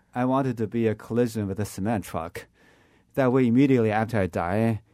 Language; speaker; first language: English; non-native, fluent; Chinese